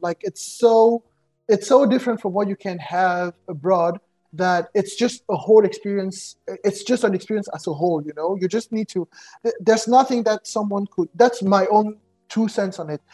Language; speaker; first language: English; non-native, local second language; French